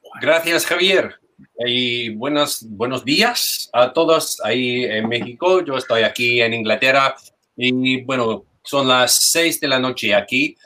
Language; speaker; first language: Spanish; non-native, fluent; English